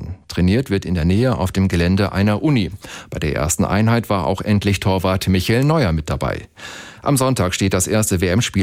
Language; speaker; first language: German; native; German